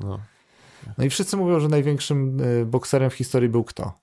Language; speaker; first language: Polish; native; Polish